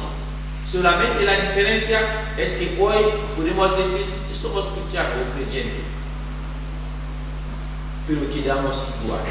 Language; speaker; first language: Spanish; non-native, fluent; French